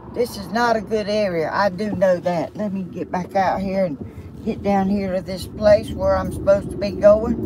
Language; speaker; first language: English; native; English